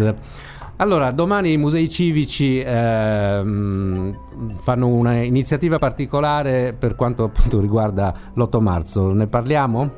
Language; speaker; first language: Italian; native; Italian